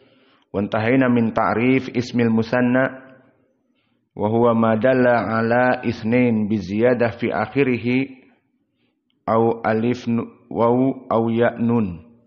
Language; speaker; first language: Arabic; non-native, fluent; Indonesian